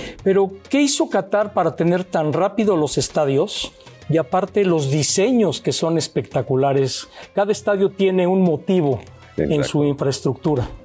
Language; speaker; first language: Spanish; native; Spanish